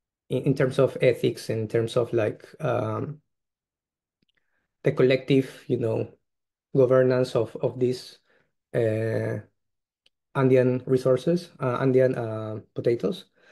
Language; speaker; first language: English; non-native, fluent; Spanish